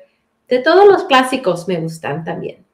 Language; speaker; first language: Spanish; early bilingual, heritage; Spanish